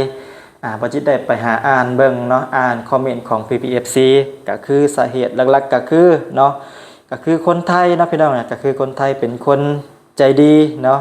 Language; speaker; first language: Thai; non-native, local second language; Northeastern Thai